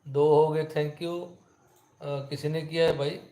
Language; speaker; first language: Hindi; native; Hindi